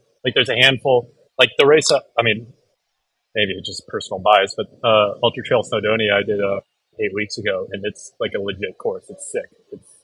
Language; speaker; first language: English; native; English